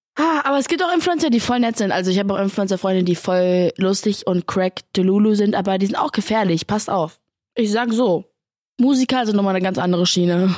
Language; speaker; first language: German; native; German